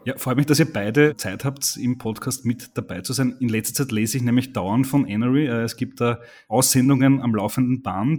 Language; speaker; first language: German; native; German